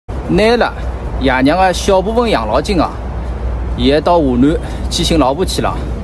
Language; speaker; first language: Chinese; non-native, local second language; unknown